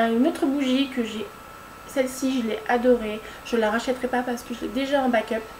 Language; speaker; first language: French; native; French